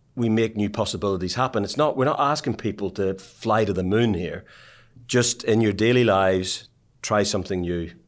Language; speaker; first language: English; native; English